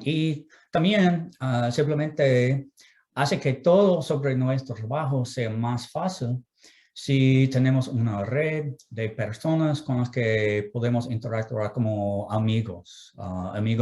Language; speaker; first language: Spanish; non-native, fluent; English